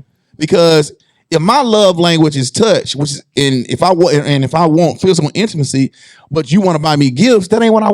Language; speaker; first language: English; native; English